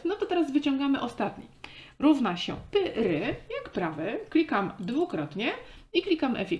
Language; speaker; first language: Polish; native; Polish